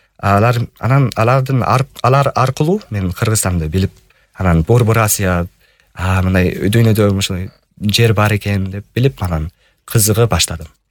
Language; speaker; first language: Kyrgyz; non-native, fluent; English